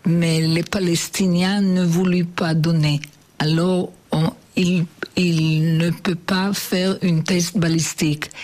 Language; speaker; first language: French; non-native, learner; Hebrew